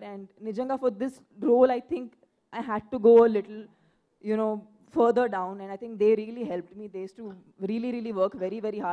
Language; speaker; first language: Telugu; non-native, fluent; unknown